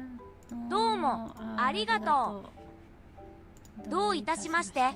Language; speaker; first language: Japanese; non-native, learner; English